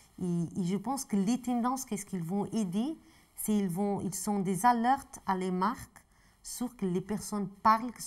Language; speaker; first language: French; non-native, fluent; Portuguese